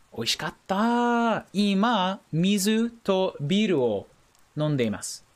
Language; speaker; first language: Japanese; non-native, learner; English